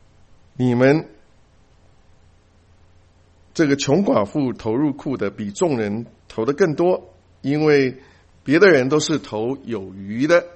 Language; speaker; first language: Chinese; native; Chinese